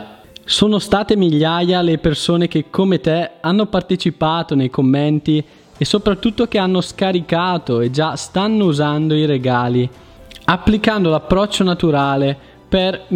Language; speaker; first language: Italian; native; Italian